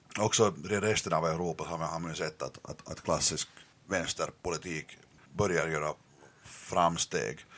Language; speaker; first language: Swedish; native; Swedish